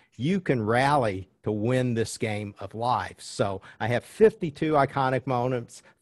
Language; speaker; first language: English; early bilingual, other home language; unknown